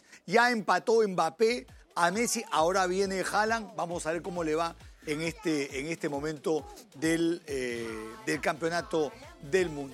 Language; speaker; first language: Spanish; native; Spanish